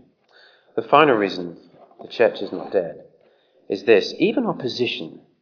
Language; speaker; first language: English; native; English